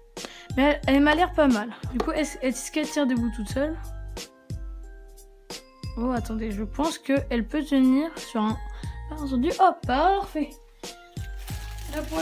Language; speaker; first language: French; native; French